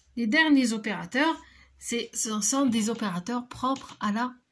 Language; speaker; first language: French; non-native, local second language; Arabic